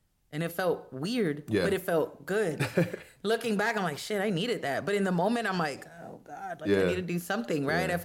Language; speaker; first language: English; non-native, fluent; Spanish